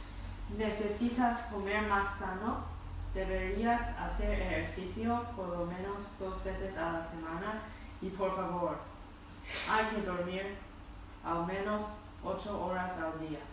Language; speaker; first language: Spanish; non-native, learner; English